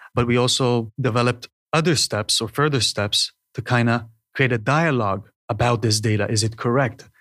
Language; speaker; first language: English; non-native, fluent; Hebrew